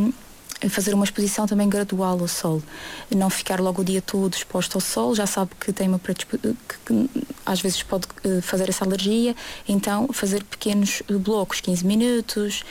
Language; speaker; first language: Portuguese; native; Portuguese